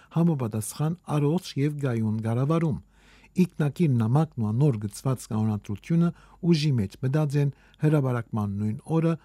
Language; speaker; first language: Armenian; native; Armenian